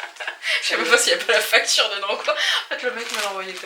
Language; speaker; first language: French; native; French